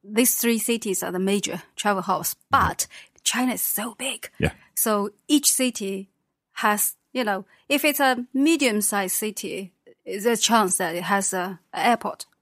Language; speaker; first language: English; non-native, fluent; Chinese